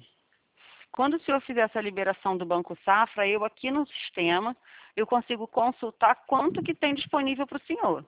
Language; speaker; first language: Portuguese; native; Portuguese